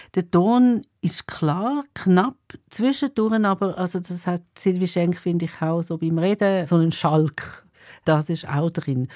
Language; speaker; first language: German; native; German